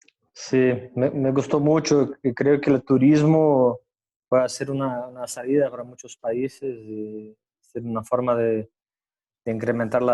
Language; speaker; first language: Spanish; non-native, fluent; Portuguese